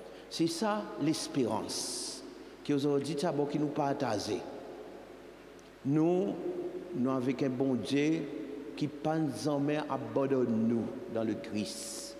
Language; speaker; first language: French; non-native, local second language; Seselwa Creole French